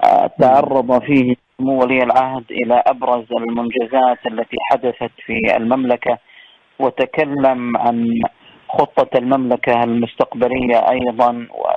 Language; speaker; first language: Arabic; native; Arabic